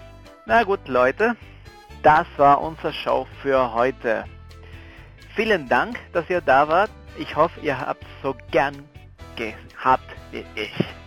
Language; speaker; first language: German; non-native, fluent; Spanish